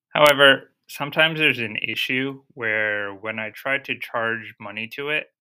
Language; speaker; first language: English; native; English